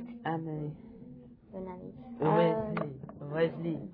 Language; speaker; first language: French; non-native, learner; English